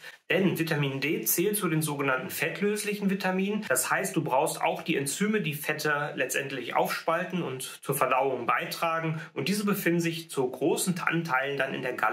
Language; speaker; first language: German; native; German